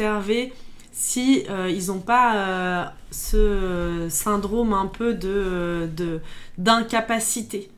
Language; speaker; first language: French; native; French